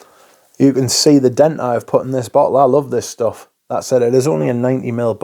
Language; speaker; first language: English; native; English